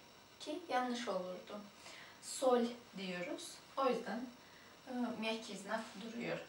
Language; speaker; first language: Turkish; non-native, fluent; Russian